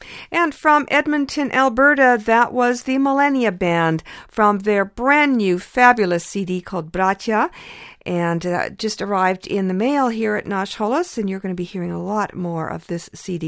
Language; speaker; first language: English; early bilingual, other home language; Ukrainian